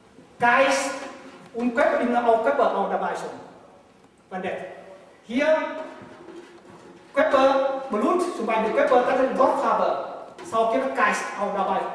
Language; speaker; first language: German; non-native, learner; Vietnamese